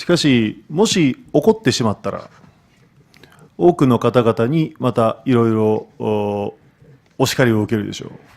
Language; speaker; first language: Japanese; native; Japanese